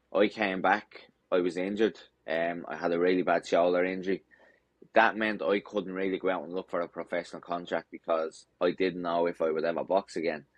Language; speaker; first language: English; native; English